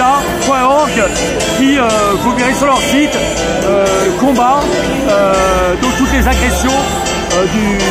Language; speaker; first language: French; native; French